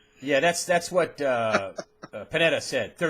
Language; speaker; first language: English; native; English